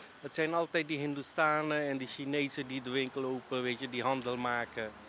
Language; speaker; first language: Dutch; early bilingual, other home language; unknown